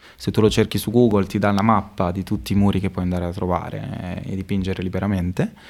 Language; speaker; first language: Italian; native; Italian